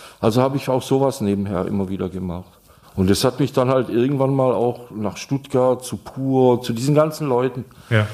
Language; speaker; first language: German; non-native, fluent; Czech